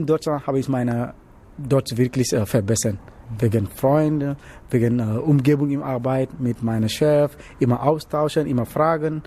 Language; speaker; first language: German; non-native, learner; Wolof